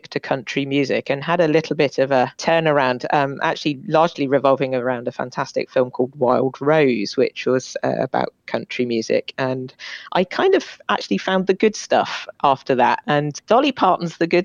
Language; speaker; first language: English; native; English